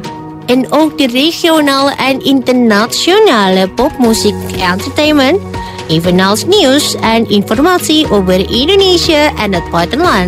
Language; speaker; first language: Dutch; non-native, fluent; Indonesian